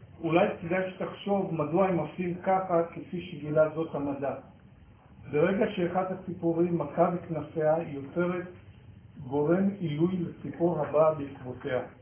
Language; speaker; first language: Hebrew; native; Hebrew